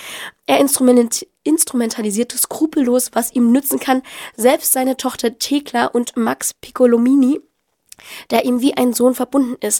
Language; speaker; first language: German; native; German